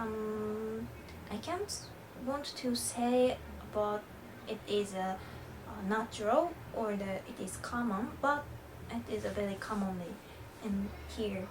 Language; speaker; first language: English; non-native, learner; Japanese